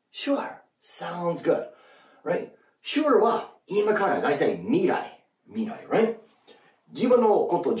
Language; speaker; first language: Japanese; non-native, learner; English